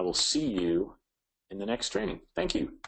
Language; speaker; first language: English; native; English